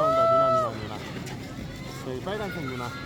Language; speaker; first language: Korean; native; Korean